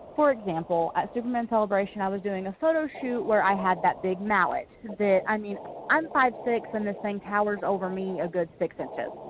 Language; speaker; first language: English; native; English